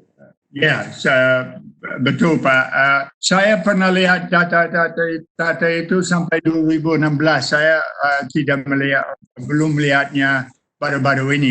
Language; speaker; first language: Indonesian; non-native, fluent; English